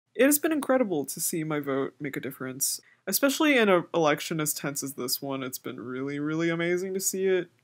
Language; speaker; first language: English; native; English